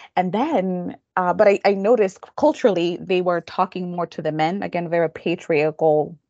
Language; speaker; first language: English; non-native, local second language; Kamba